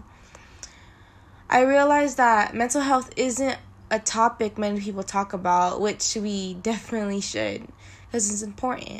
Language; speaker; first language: English; native; English